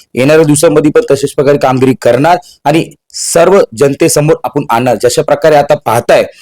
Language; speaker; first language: Marathi; non-native, local second language; Hindi